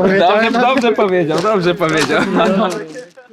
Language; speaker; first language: Polish; native; Polish